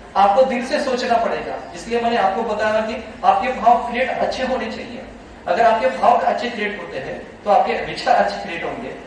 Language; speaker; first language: Hindi; non-native, local second language; Marathi